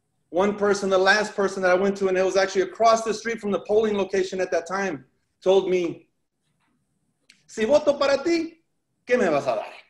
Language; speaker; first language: English; early bilingual, other home language; Spanish